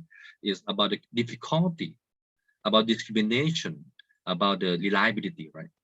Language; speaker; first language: English; non-native, learner; Thai